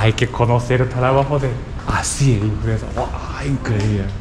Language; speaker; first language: Spanish; non-native, learner; Japanese